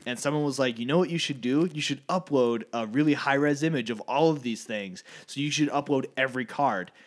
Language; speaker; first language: English; native; English